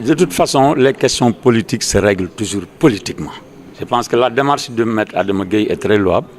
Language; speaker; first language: French; non-native, local second language; Wolof